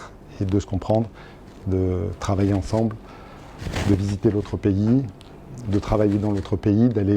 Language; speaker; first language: French; native; French